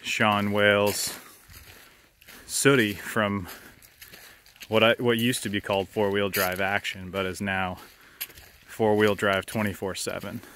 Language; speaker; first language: English; native; English